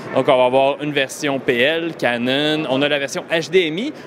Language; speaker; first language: French; native; French